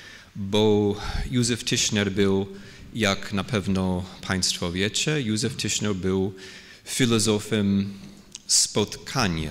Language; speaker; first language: Polish; non-native, fluent; English